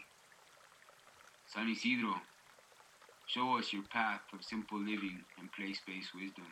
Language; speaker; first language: English; native; English